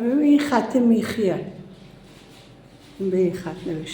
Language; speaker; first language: Persian; native; Persian